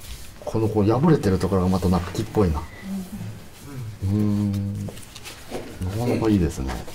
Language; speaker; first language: Japanese; native; Japanese